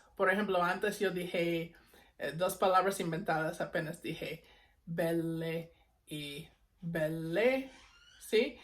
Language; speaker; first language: Spanish; non-native, fluent; English